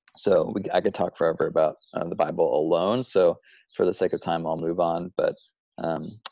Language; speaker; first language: English; native; English